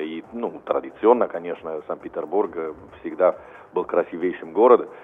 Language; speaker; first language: Russian; non-native, fluent; Italian